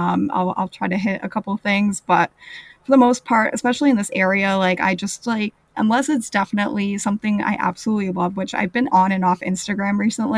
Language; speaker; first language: English; native; English